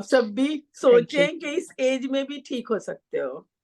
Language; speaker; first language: Hindi; native; Hindi